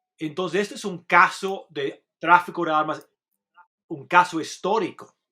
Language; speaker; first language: Spanish; non-native, fluent; English